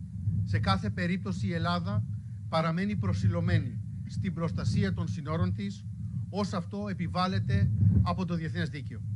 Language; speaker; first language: Greek; native; Greek